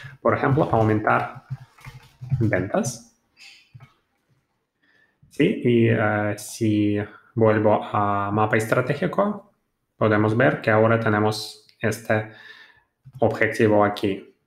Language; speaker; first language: Spanish; non-native, fluent; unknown